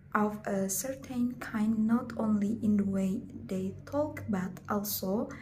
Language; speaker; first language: English; non-native, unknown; Indonesian